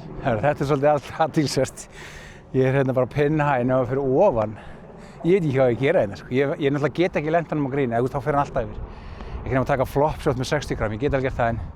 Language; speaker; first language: Icelandic; native; Icelandic